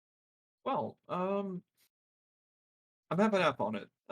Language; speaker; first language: English; native; English